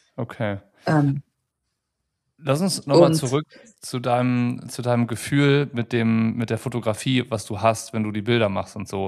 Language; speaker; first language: German; native; German